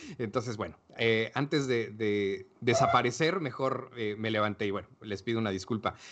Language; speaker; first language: Spanish; native; Spanish